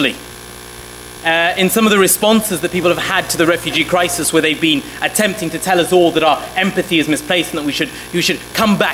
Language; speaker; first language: English; native; English